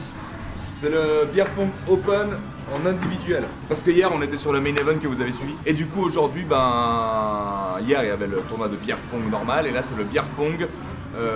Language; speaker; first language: French; native; French